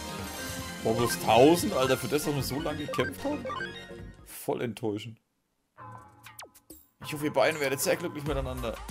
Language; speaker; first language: German; native; German